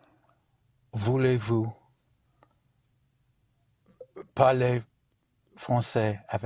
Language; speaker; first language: French; non-native, learner; English